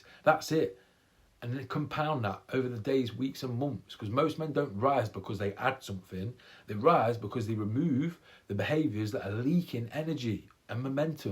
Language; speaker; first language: English; native; English